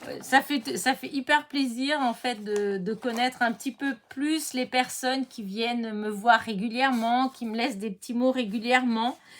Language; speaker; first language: French; early bilingual, other home language; Portuguese